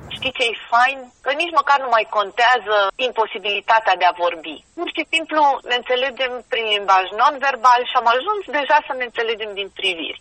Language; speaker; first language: Romanian; native; Romanian